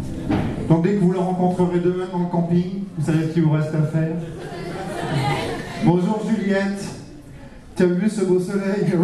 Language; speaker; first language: French; native; French